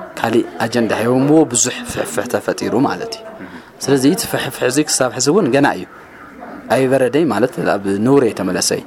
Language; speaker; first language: Tigrinya; native; Tigrinya